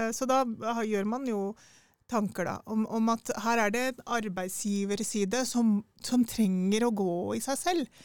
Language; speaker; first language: Norwegian; early bilingual, other home language; Urdu